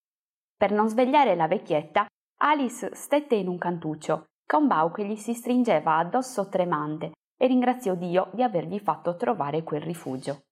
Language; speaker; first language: Italian; native; Italian